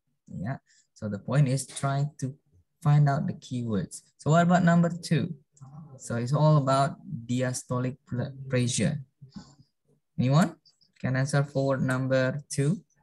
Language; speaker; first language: English; non-native, fluent; Indonesian